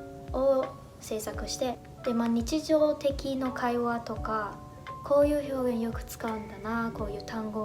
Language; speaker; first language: Japanese; non-native, fluent; Chinese